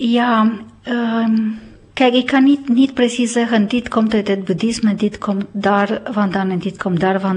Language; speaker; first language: Dutch; non-native, fluent; Romanian